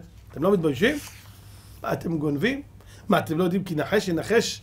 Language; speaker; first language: Hebrew; native; Hebrew